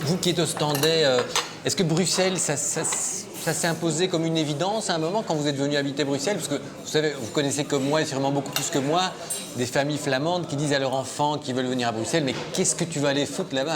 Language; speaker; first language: French; native; French